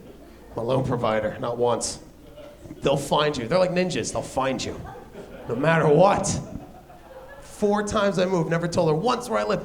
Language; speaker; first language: English; native; English